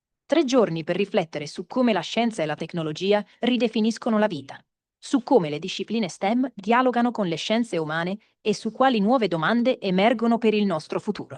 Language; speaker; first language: Italian; native; Italian